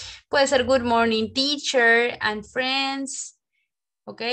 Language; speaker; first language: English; non-native, fluent; Spanish